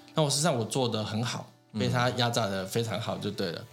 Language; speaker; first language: Chinese; native; Chinese